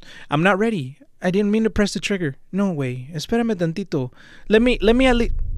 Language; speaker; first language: English; early bilingual, other home language; Spanish